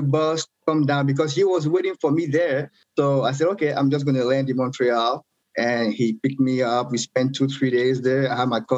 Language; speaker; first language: English; non-native, local second language; French